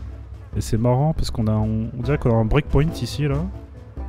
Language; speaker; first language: French; native; French